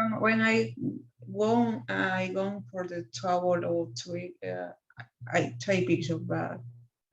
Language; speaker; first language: English; non-native, learner; Spanish